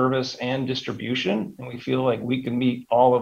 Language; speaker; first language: English; native; English